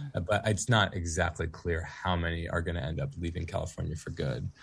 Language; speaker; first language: English; native; English